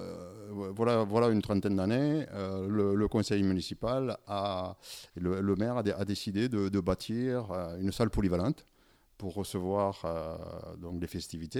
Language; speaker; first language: French; native; French